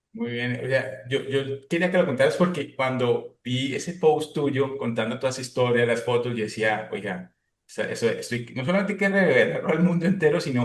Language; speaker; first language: Spanish; native; Spanish